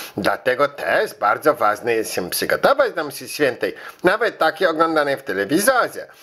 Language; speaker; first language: Polish; early bilingual, heritage; Polish